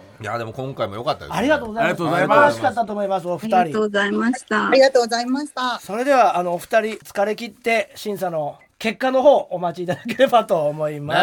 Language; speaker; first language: Japanese; native; Japanese